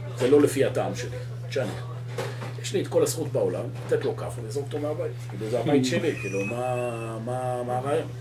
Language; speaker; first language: Hebrew; native; Hebrew